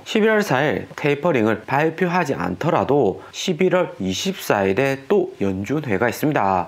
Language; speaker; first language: Korean; native; Korean